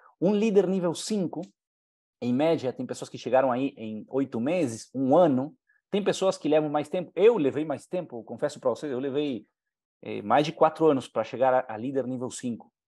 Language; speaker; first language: Portuguese; non-native, fluent; Spanish